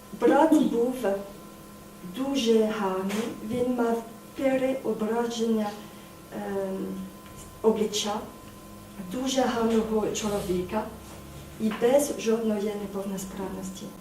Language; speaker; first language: Ukrainian; non-native, fluent; French